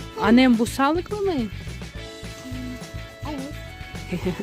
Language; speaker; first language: Turkish; non-native, learner; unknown